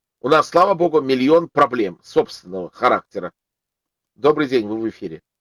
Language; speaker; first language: Russian; native; Russian